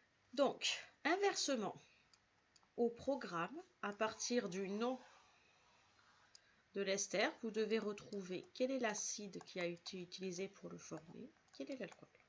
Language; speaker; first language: French; native; French